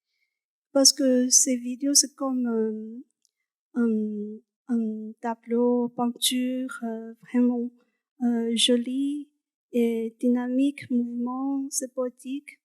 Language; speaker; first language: French; non-native, learner; Chinese